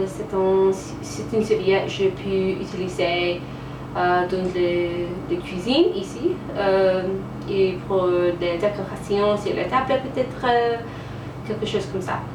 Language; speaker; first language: French; non-native, learner; English